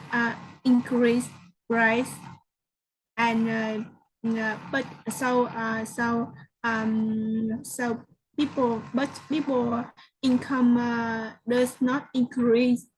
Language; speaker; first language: English; non-native, learner; Vietnamese